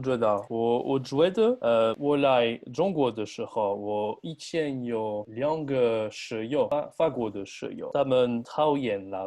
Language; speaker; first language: Chinese; non-native, learner; French